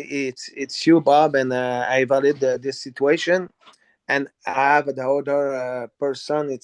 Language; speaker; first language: English; non-native, learner; French